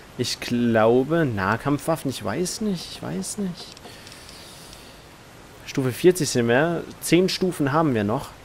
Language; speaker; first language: German; native; German